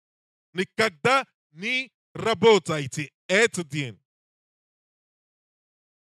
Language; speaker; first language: Russian; non-native, learner; English